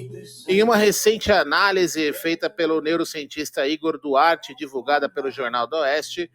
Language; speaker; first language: Portuguese; native; Portuguese